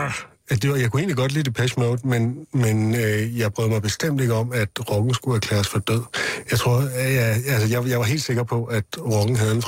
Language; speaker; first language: Danish; native; Danish